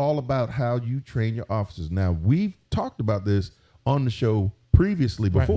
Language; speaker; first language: English; native; English